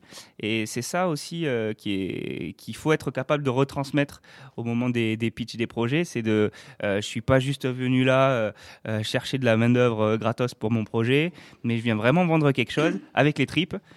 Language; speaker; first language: French; native; French